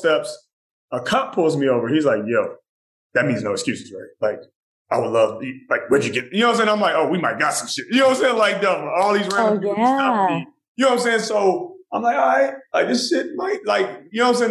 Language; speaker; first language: English; native; English